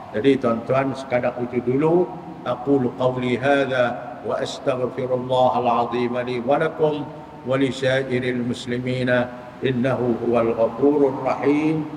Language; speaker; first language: Malay; native; Malay